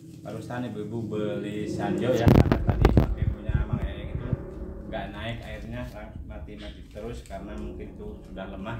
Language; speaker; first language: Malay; non-native, local second language; Sundanese